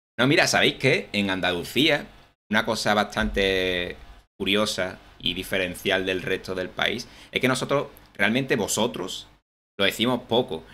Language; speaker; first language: Spanish; native; Spanish